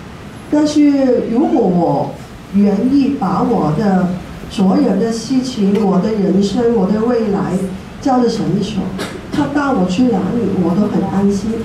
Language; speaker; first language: Chinese; non-native, local second language; Cantonese